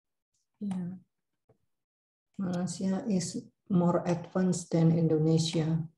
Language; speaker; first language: English; non-native, learner; Indonesian